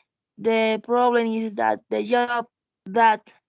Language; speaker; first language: English; non-native, learner; Spanish